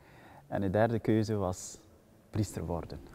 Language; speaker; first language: Dutch; non-native, fluent; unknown